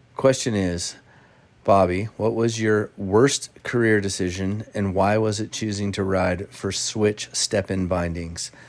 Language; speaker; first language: English; native; English